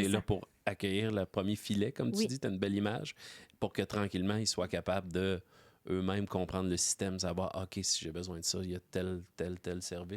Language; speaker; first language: French; native; French